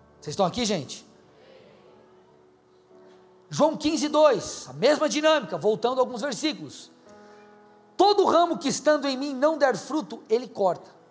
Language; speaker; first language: Portuguese; native; Portuguese